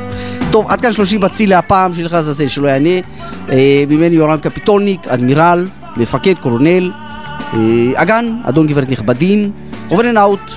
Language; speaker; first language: Hebrew; native; Hebrew